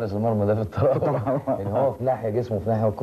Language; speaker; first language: Arabic; native; Arabic